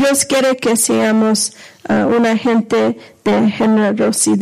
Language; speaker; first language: Spanish; non-native, fluent; English